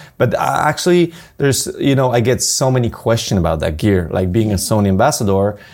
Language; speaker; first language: English; non-native, fluent; Polish